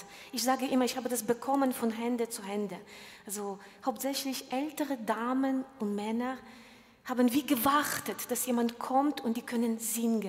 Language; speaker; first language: German; non-native, fluent; Ukrainian